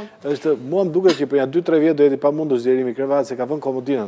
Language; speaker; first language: Albanian; native; Albanian